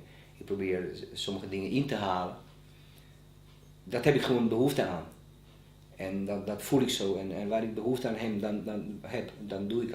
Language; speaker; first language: Dutch; non-native, fluent; Bosnian